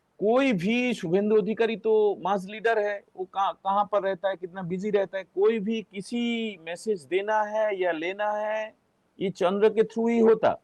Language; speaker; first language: Hindi; non-native, local second language; Bangla